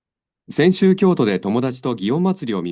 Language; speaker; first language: Japanese; non-native, learner; Indonesian